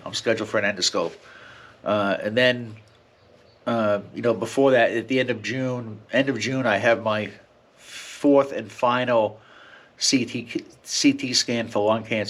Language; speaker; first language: English; native; English